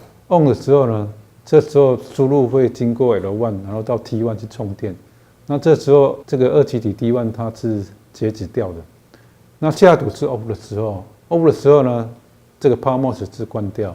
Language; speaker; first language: Chinese; native; Chinese